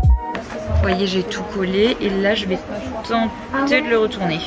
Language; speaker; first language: French; native; French